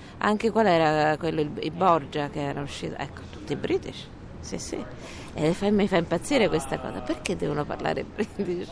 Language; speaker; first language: Italian; native; Italian